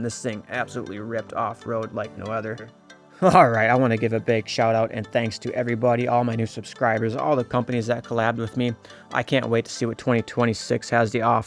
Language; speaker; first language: English; native; English